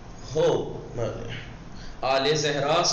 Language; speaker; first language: Persian; non-native, fluent; Urdu